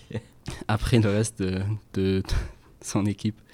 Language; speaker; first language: French; non-native, fluent; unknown